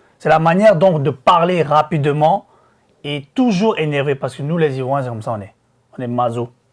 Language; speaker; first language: French; non-native, local second language; Korean